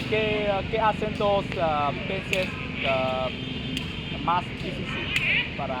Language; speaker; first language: Spanish; non-native, learner; Vietnamese